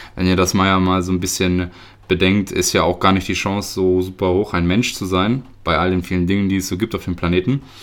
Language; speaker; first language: German; early bilingual, other home language; Russian